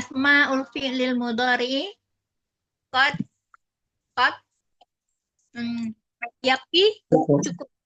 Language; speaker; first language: Arabic; non-native, learner; Indonesian